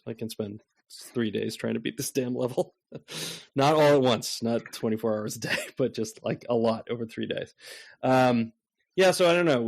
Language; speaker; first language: English; native; English